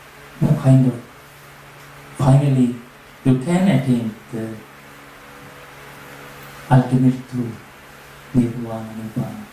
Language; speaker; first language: English; non-native, learner; Sinhala